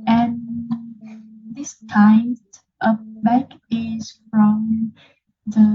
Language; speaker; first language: English; non-native, learner; Vietnamese